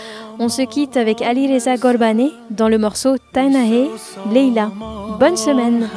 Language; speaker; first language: French; native; French